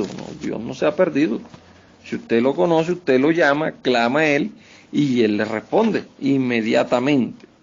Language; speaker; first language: Spanish; native; Spanish